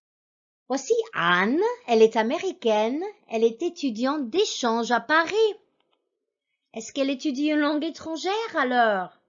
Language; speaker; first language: French; non-native, fluent; English